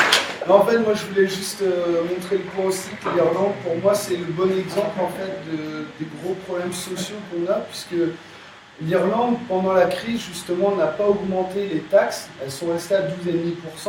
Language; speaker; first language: French; native; French